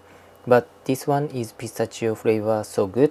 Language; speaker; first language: English; non-native, learner; Japanese